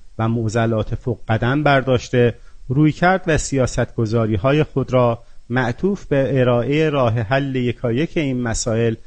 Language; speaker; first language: Persian; non-native, local second language; Azerbaijani